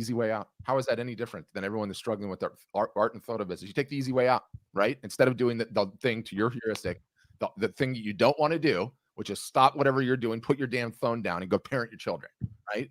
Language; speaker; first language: English; native; English